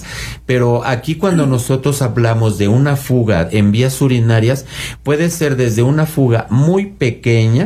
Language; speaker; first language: Spanish; native; Spanish